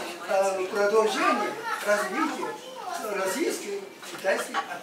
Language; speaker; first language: Russian; non-native, learner; Chinese